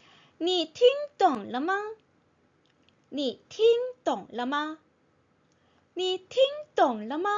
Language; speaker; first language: Chinese; non-native, fluent; Korean